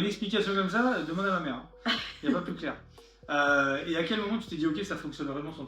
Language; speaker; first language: French; native; French